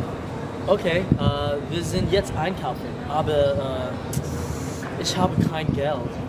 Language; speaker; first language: German; non-native, learner; English